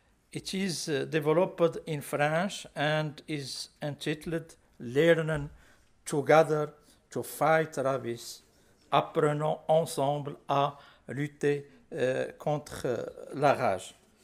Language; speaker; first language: English; non-native, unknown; Arabic